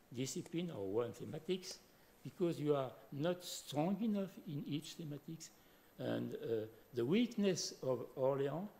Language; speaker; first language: English; non-native, fluent; French